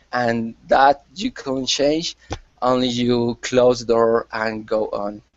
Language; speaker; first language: English; non-native, learner; Spanish